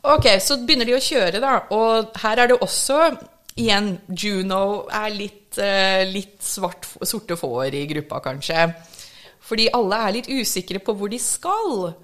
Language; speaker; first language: Norwegian; early bilingual, other home language; English